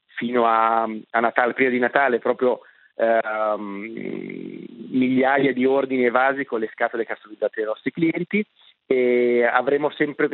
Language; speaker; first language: Italian; native; Italian